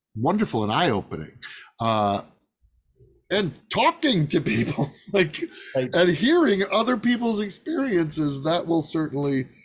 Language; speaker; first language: English; native; English